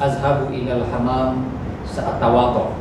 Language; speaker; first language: Arabic; non-native, learner; Indonesian